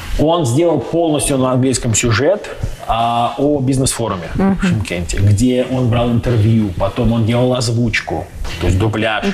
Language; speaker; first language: Russian; native; Russian